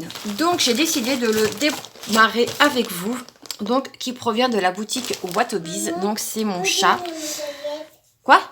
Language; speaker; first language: French; native; French